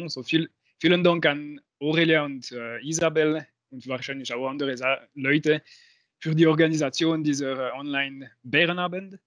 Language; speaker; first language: German; non-native, local second language; French